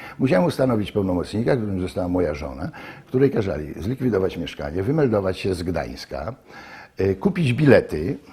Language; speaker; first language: Polish; native; Polish